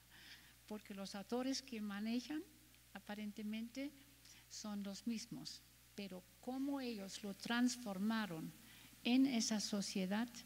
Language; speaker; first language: Spanish; non-native, fluent; German